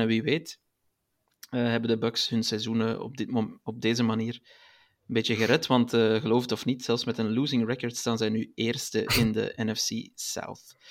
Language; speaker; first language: Dutch; native; Dutch